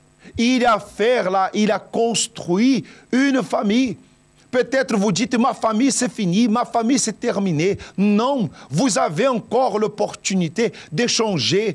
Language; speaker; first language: French; non-native, fluent; Portuguese